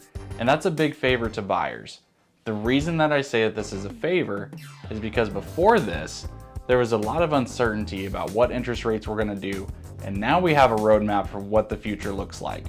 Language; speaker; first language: English; native; English